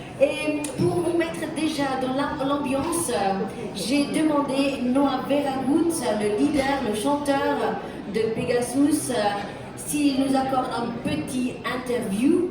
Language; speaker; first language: French; non-native, local second language; German